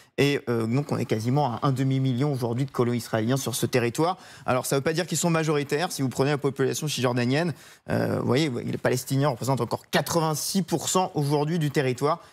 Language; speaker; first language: French; native; French